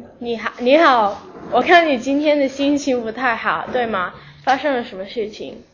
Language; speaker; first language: Chinese; non-native, local second language; Cantonese